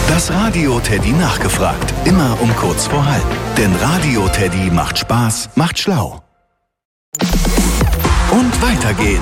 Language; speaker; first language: German; native; German